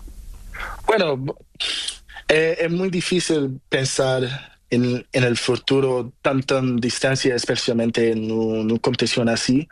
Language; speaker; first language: Spanish; non-native, learner; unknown